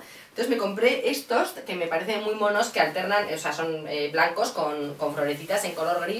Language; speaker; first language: Spanish; native; Spanish